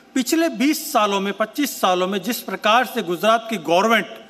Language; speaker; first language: Hindi; native; Hindi